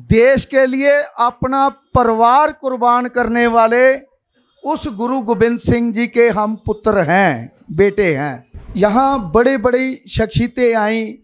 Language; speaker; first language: Hindi; non-native, local second language; Punjabi